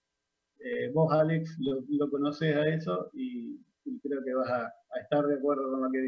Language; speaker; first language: Spanish; native; Spanish